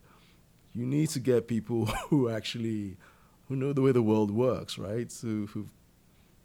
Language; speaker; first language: English; native; English